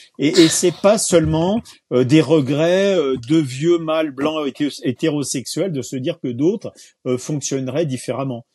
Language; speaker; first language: French; native; French